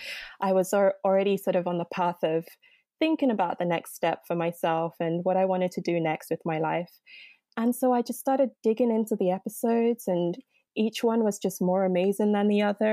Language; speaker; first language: English; non-native, local second language; Yoruba